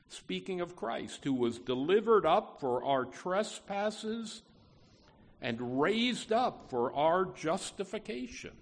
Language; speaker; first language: English; native; English